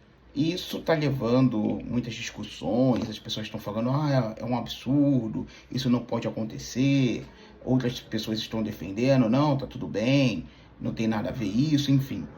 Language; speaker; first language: Portuguese; native; Portuguese